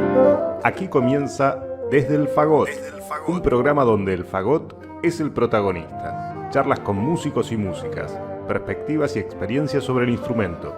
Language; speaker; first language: Spanish; native; Spanish